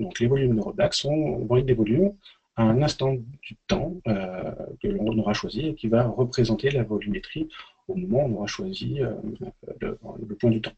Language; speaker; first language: French; native; French